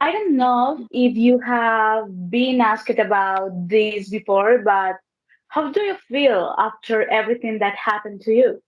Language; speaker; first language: English; non-native, learner; Spanish